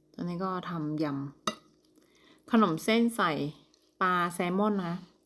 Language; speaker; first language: Thai; non-native, local second language; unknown